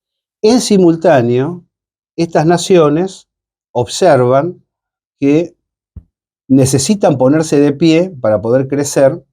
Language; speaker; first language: Spanish; native; Spanish